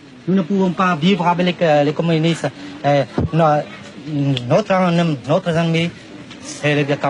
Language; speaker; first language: French; non-native, local second language; Vietnamese